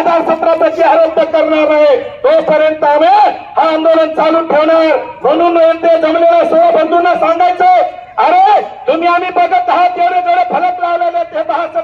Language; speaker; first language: Marathi; non-native, local second language; Lambadi